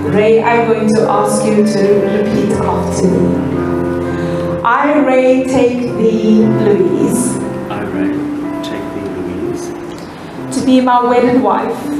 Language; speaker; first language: English; native; English